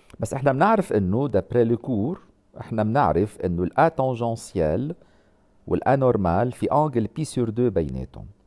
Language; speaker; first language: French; non-native, local second language; Arabic